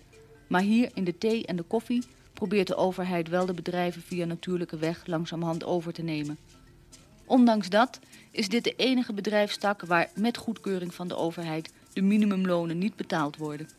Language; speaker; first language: Dutch; native; Dutch